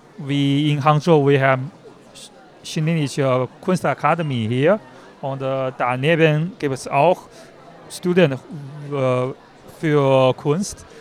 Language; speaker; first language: German; non-native, learner; Chinese